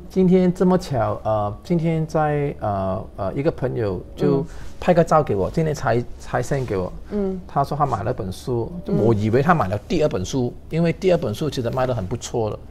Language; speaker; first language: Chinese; native; Chinese